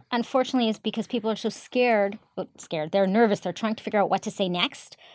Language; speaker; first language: English; native; English